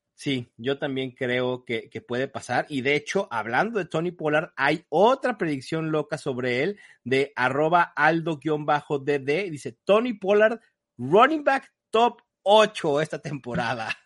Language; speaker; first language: Spanish; native; Spanish